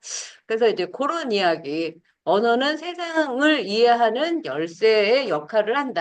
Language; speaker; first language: Korean; native; Korean